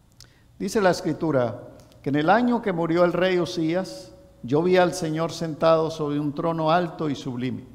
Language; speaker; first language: Spanish; native; Spanish